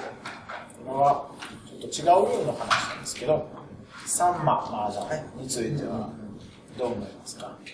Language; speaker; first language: Japanese; non-native, learner; Russian